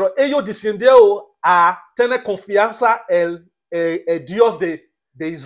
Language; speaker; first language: Spanish; non-native, learner; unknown